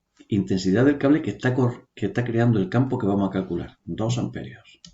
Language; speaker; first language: Spanish; native; Spanish